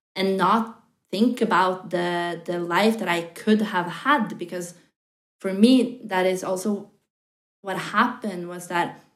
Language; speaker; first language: English; non-native, fluent; Norwegian